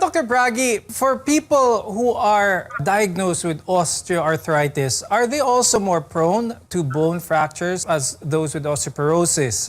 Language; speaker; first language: English; non-native, local second language; Filipino